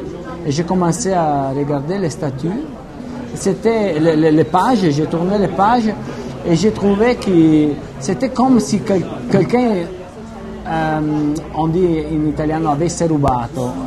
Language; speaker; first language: French; non-native, fluent; Italian